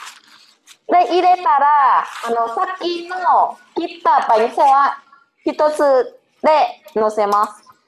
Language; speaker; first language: Japanese; non-native, learner; Vietnamese